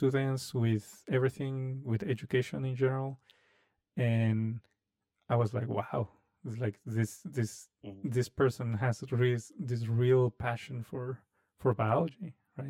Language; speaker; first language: English; non-native, fluent; Spanish